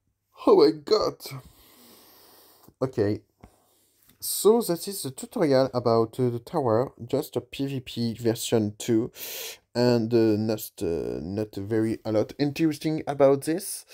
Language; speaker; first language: English; non-native, learner; French